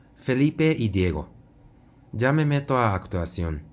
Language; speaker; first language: Spanish; non-native, fluent; Japanese